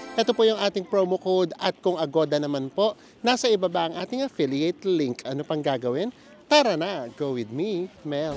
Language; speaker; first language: Filipino; native; Filipino